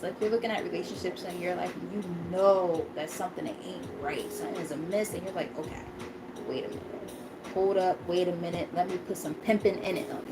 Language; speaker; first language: English; native; English